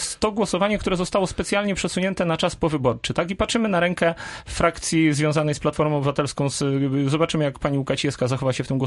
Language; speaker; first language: Polish; native; Polish